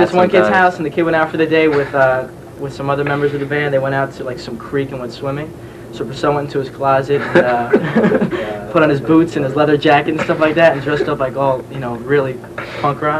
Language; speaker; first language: English; native; English